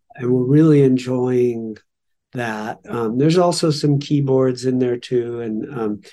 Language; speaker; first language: English; native; English